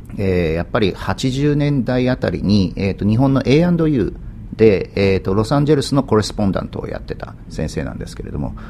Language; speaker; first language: Japanese; native; Japanese